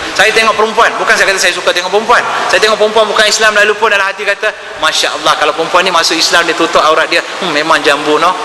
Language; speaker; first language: Malay; non-native, local second language; Tamil